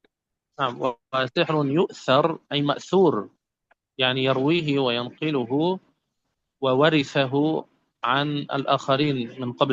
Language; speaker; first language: Arabic; native; Arabic